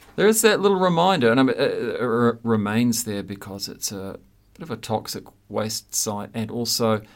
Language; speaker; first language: English; native; English